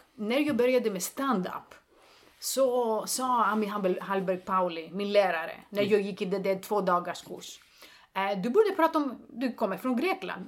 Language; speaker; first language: Swedish; non-native, fluent; Greek